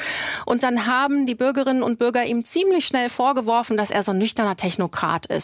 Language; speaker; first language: German; native; German